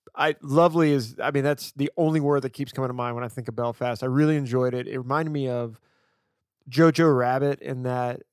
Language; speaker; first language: English; native; English